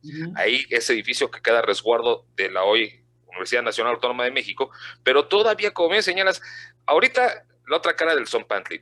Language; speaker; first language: Spanish; native; Spanish